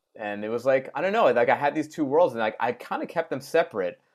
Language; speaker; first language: English; native; English